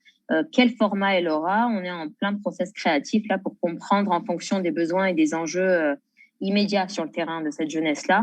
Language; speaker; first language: French; native; French